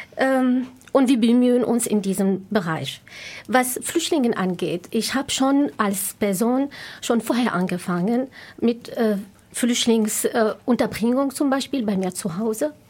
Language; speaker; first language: German; non-native, fluent; Arabic